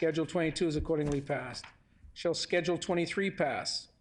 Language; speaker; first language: English; native; English